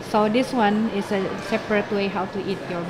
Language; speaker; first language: English; non-native, fluent; Indonesian